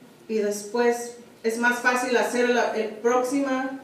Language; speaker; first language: Spanish; early bilingual, heritage; Spanish